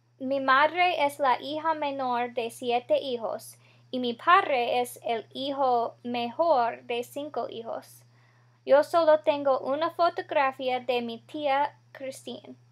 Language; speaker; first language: Spanish; non-native, learner; English